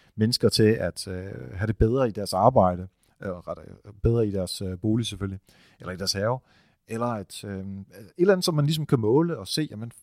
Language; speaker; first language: Danish; non-native, fluent; Dutch